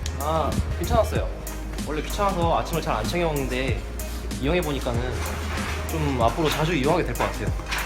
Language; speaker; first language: Korean; native; Korean